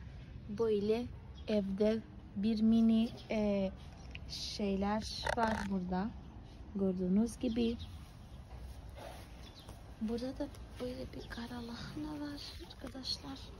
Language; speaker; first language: Turkish; non-native, fluent; Portuguese